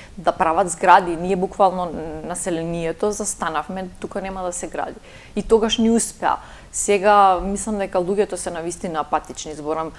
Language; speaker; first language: Macedonian; native; Macedonian